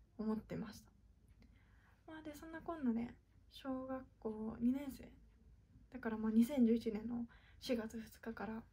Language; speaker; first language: Japanese; native; Japanese